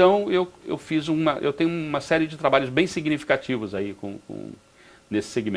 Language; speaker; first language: Portuguese; native; Portuguese